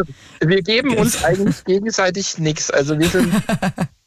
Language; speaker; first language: German; native; German